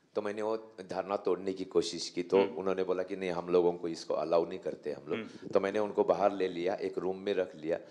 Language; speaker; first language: Hindi; non-native, local second language; Marathi